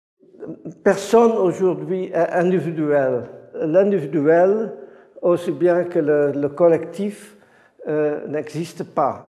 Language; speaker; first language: French; non-native, fluent; Dutch